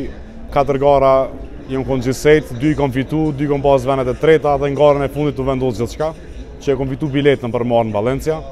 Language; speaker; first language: Albanian; native; Albanian